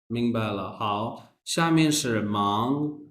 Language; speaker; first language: Chinese; non-native, fluent; Urdu